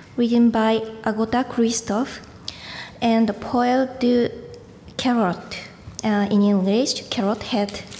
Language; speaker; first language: English; non-native, learner; Japanese